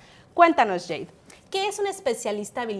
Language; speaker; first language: Spanish; native; Spanish